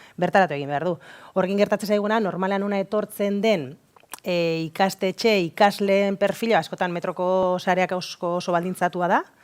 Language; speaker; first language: Basque; native; Basque